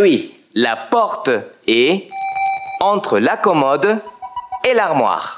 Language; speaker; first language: French; non-native, fluent; Spanish